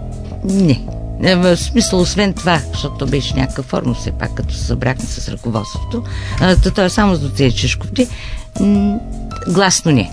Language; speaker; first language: Bulgarian; native; Bulgarian